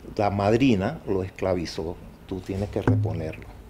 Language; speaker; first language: Spanish; native; Spanish